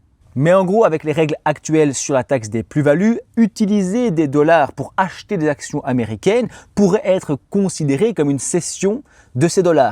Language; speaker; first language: French; native; French